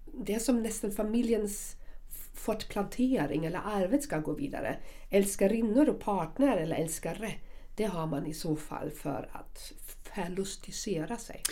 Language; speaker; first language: Swedish; non-native, fluent; German